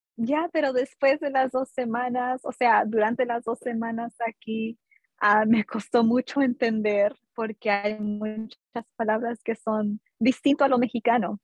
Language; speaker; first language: Spanish; early bilingual, heritage; Spanish